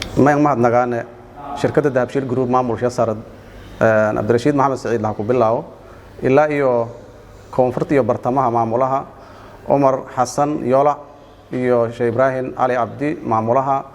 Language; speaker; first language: Somali; non-native, local second language; Maay